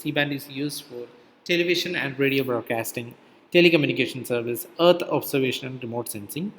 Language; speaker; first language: English; non-native, local second language; Malayalam